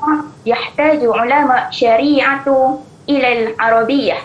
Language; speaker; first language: Arabic; non-native, learner; Malay